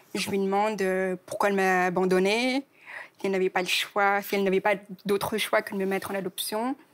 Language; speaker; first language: French; native; French